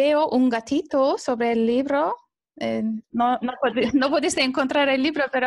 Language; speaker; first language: Spanish; non-native, fluent; Turkish